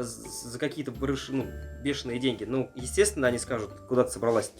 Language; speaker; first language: Russian; native; Russian